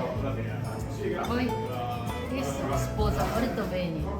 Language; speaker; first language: Italian; non-native, learner; Japanese